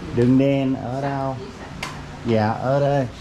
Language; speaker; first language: Vietnamese; non-native, learner; English